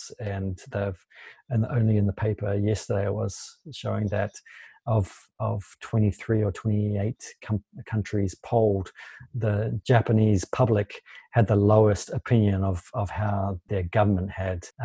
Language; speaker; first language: English; native; English